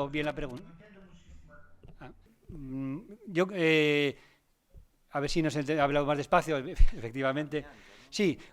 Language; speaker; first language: Spanish; native; Spanish